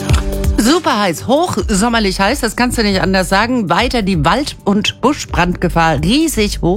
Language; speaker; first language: German; native; German